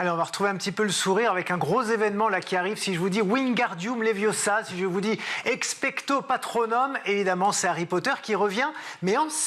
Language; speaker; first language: French; native; French